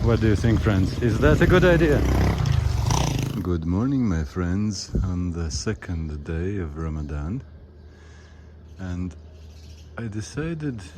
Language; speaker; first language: English; non-native, fluent; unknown